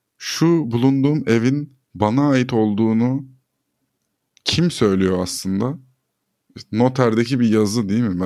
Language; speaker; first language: Turkish; native; Turkish